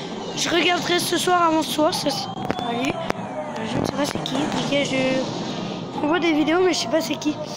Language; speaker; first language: French; native; French